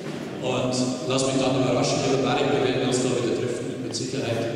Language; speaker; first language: German; native; German